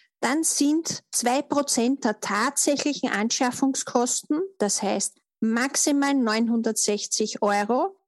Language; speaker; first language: German; native; German